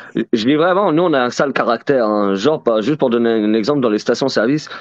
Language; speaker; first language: French; native; French